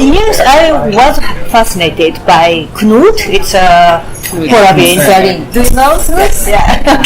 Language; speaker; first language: English; non-native, fluent; Japanese